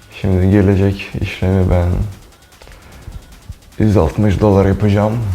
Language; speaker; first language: Turkish; non-native, learner; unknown